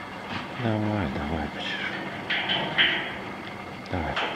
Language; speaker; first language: Russian; native; Russian